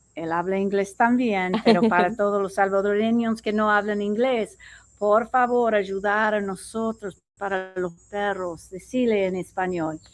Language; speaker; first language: Spanish; non-native, learner; English